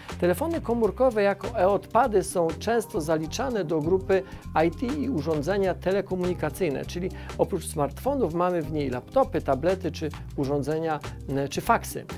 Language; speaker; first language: Polish; native; Polish